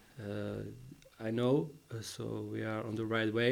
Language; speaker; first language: English; non-native, learner; Czech